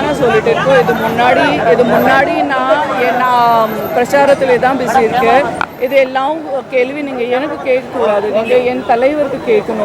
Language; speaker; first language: Tamil; non-native, local second language; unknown